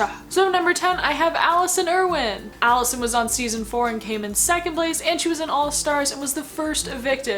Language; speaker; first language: English; native; English